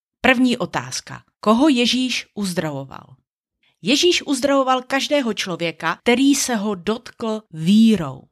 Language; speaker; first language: Czech; native; Czech